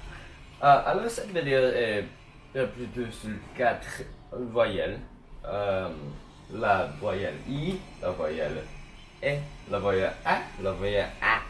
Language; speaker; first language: French; non-native, learner; Chinese